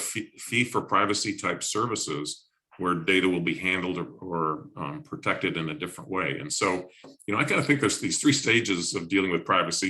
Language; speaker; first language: English; native; English